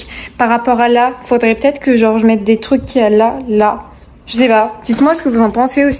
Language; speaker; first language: French; native; French